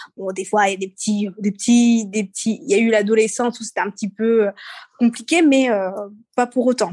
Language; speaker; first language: French; early bilingual, other home language; Seselwa Creole French